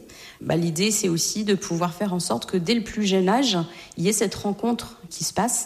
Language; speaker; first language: French; native; French